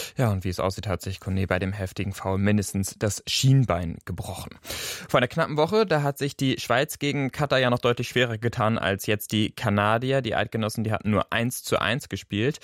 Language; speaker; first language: German; native; German